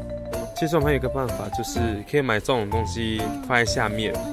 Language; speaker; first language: Chinese; native; Chinese